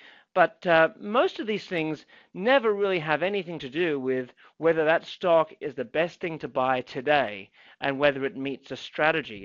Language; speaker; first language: English; native; English